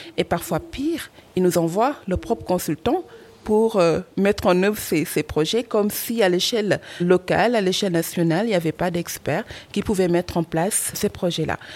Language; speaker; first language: French; non-native, local second language; Wolof